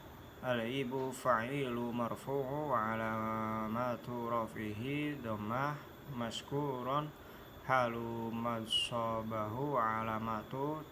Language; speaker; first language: Arabic; non-native, learner; Indonesian